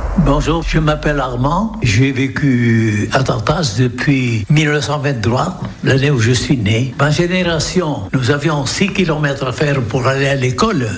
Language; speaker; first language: French; non-native, local second language; Occitan